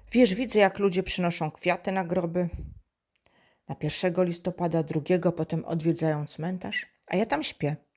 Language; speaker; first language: Polish; native; Polish